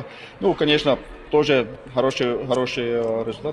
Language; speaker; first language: Russian; non-native, learner; Finnish